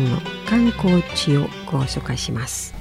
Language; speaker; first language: Japanese; non-native, fluent; Indonesian